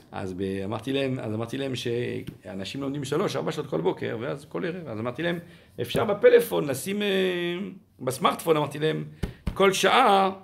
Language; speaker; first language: Hebrew; non-native, fluent; French